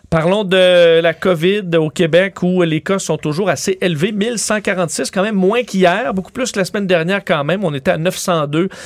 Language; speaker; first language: French; native; French